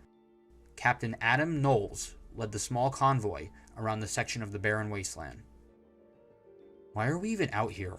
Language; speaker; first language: English; native; English